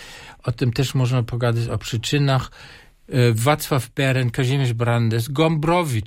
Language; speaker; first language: Polish; non-native, fluent; German